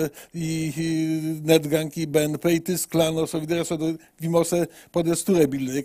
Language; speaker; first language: Norwegian; non-native, fluent; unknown